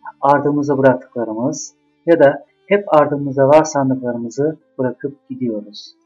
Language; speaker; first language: Turkish; native; Turkish